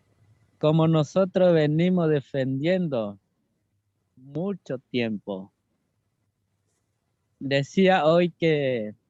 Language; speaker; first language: Spanish; non-native, local second language; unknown